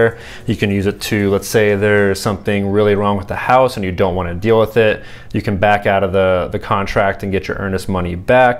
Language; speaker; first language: English; native; English